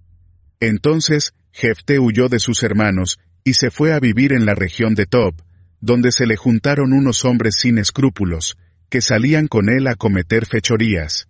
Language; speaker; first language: Spanish; native; Spanish